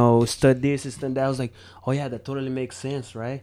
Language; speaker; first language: English; non-native, fluent; Portuguese